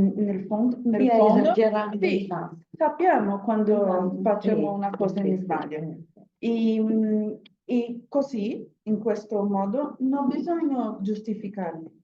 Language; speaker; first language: Italian; non-native, learner; Portuguese